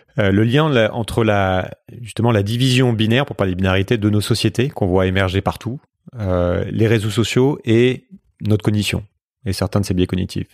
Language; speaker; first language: French; native; French